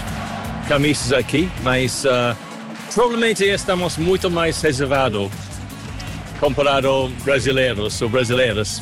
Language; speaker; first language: Portuguese; non-native, learner; English